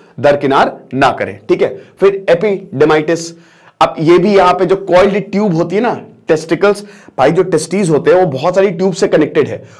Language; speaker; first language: Hindi; native; Hindi